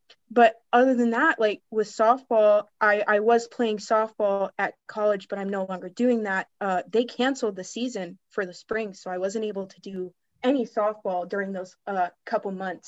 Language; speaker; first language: English; native; English